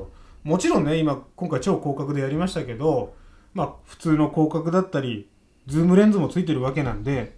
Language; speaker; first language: Japanese; native; Japanese